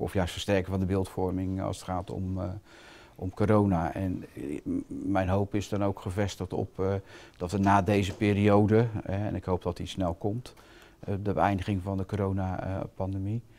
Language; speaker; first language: Dutch; native; Dutch